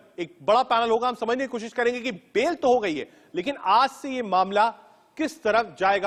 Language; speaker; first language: Hindi; native; Hindi